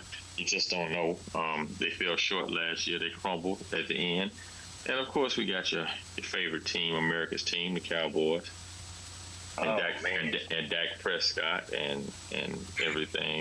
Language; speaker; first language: English; native; English